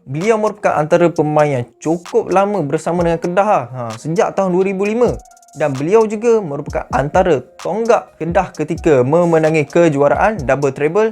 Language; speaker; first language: Malay; native; Malay